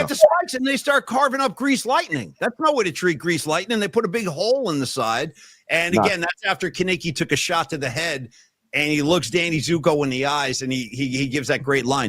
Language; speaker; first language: English; native; English